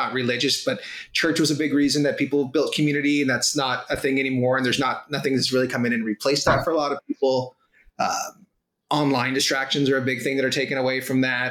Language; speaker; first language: English; native; English